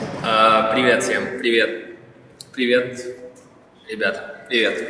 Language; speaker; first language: Russian; native; Russian